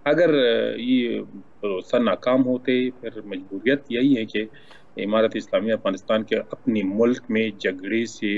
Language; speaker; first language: Hindi; non-native, learner; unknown